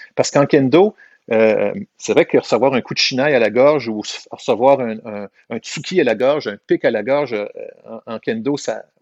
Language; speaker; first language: French; native; French